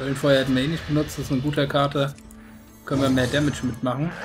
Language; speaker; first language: German; native; German